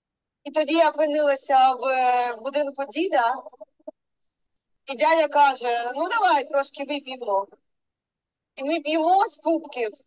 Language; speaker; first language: Ukrainian; non-native, local second language; Russian